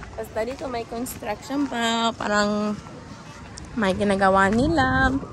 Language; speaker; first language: Filipino; non-native, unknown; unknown